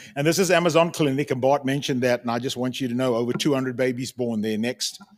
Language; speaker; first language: English; native; English